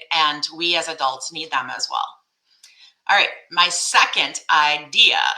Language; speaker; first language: English; native; English